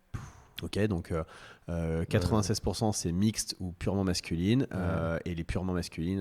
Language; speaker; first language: French; native; French